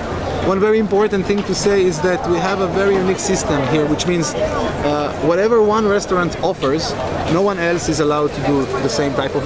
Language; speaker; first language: English; non-native, fluent; Hebrew